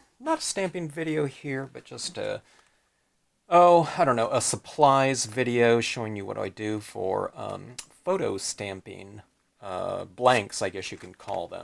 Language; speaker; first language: English; native; English